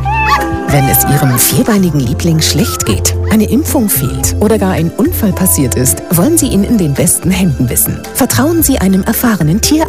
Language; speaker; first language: German; native; German